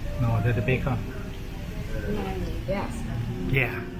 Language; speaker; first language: English; non-native, learner; Thai